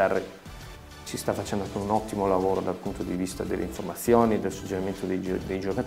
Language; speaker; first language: Italian; native; Italian